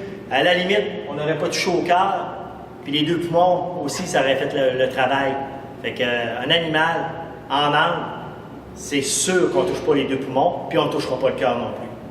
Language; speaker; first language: French; native; French